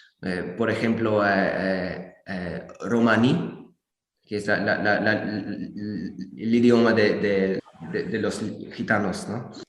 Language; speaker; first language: Spanish; non-native, learner; English